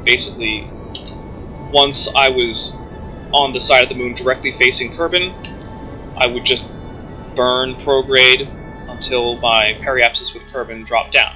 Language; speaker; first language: English; native; English